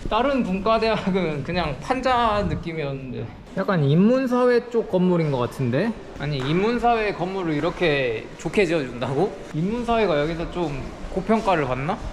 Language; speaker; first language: Korean; native; Korean